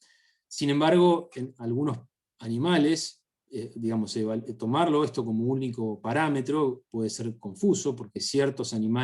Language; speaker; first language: Spanish; native; Spanish